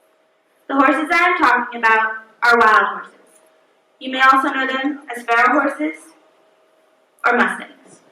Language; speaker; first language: English; native; English